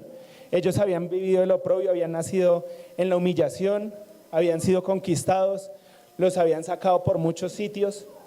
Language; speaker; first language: Spanish; native; Spanish